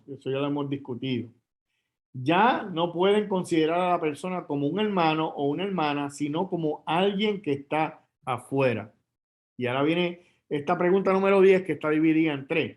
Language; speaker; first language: Spanish; native; Spanish